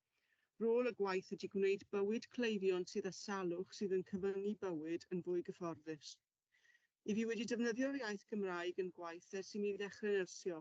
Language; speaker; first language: Welsh; native; Welsh